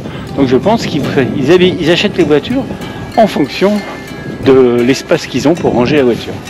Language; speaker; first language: French; native; French